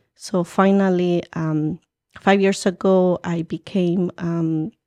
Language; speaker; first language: English; early bilingual, other home language; Spanish